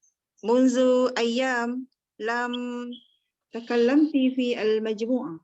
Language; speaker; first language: Arabic; non-native, learner; Malay